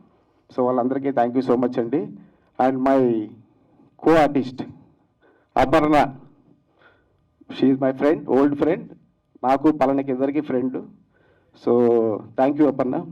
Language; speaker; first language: Telugu; native; Telugu